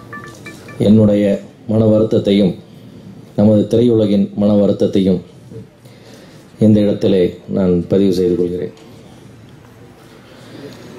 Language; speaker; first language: Tamil; native; Tamil